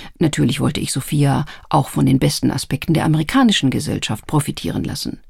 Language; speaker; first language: German; native; German